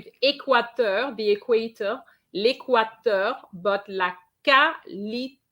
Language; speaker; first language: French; non-native, fluent; English